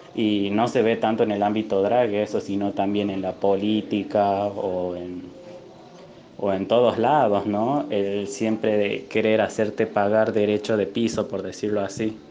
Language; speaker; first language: Spanish; native; Spanish